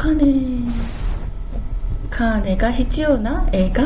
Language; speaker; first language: Japanese; non-native, learner; Korean